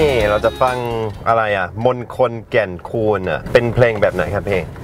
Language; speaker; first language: Thai; non-native, fluent; English